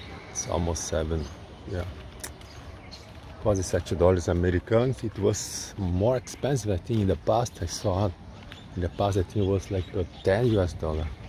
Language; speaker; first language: English; non-native, fluent; Portuguese